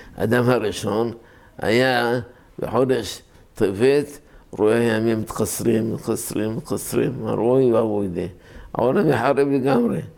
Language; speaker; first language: Hebrew; native; Hebrew